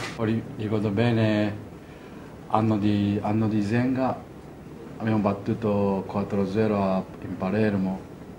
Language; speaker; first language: Italian; non-native, fluent; Japanese